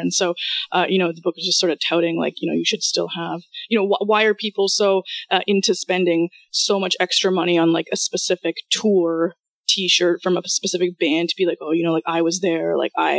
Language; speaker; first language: English; non-native, fluent; Russian